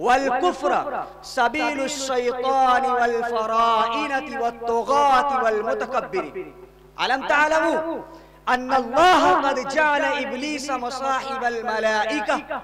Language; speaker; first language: Arabic; non-native, learner; Urdu